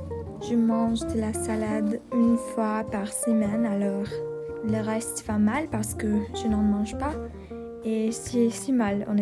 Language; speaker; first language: French; non-native, learner; English